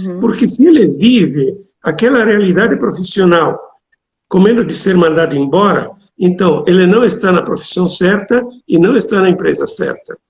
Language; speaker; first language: Portuguese; non-native, fluent; Italian